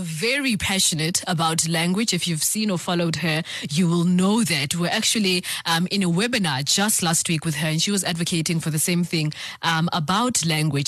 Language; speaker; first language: English; non-native, local second language; Zulu